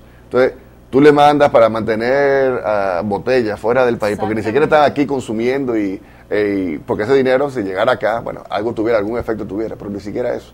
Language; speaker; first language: Spanish; native; Spanish